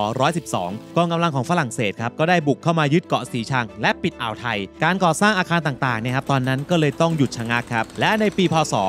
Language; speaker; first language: Thai; native; Thai